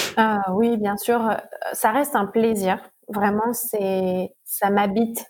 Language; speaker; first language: French; native; French